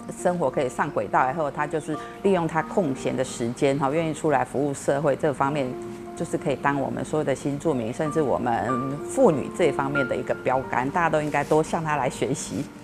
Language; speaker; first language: Chinese; native; Chinese